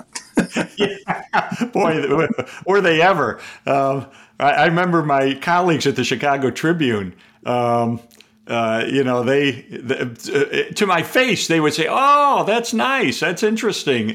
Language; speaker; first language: English; native; English